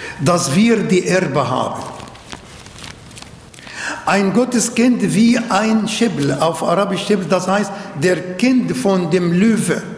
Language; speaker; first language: German; non-native, learner; Arabic